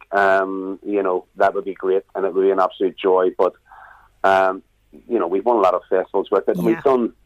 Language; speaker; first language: English; native; English